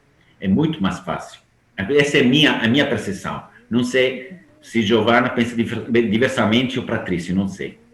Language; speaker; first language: Portuguese; non-native, fluent; Italian